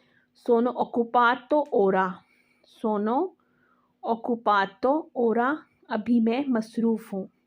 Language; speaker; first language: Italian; non-native, learner; Urdu